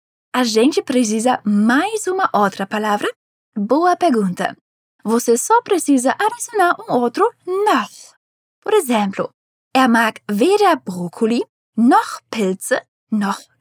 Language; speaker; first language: Portuguese; non-native, fluent; German